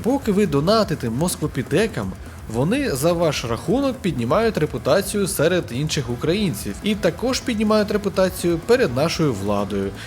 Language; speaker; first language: Ukrainian; native; Ukrainian